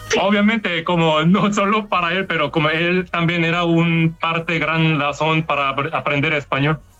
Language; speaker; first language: Spanish; non-native, learner; Korean